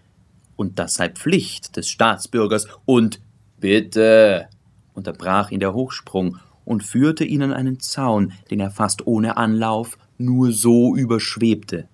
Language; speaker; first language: German; native; German